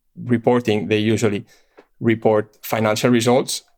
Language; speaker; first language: English; non-native, fluent; Catalan